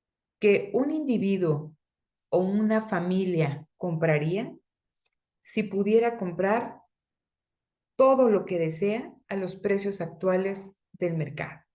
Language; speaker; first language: Spanish; native; Spanish